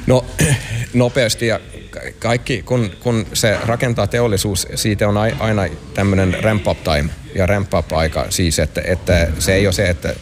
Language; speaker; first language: Finnish; non-native, local second language; Swedish